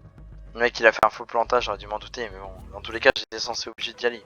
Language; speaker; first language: French; native; French